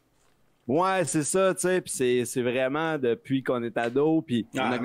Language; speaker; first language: French; native; French